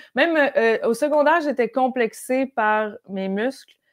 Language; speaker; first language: French; native; French